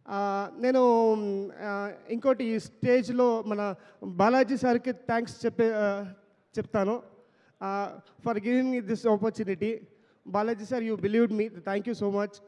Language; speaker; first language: Telugu; non-native, learner; Kannada